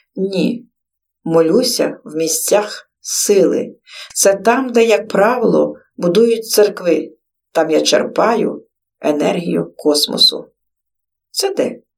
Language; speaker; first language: Ukrainian; native; Ukrainian